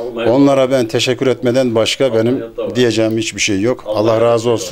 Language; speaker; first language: Turkish; native; Turkish